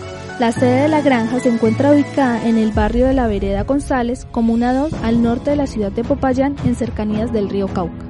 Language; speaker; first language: Spanish; native; Spanish